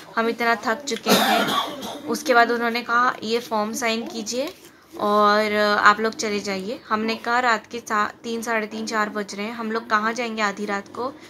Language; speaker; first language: Hindi; native; Hindi